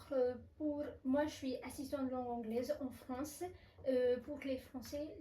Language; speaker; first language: French; non-native, fluent; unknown